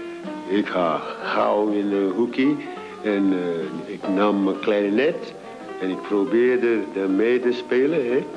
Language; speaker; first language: Dutch; non-native, fluent; English